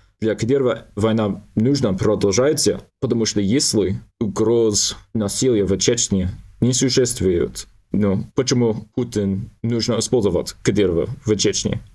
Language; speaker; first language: Russian; non-native, learner; English